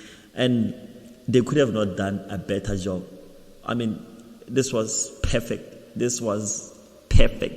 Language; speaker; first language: English; non-native, local second language; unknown